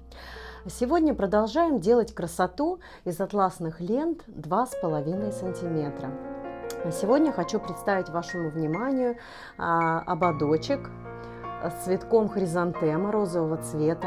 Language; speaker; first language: Russian; native; Russian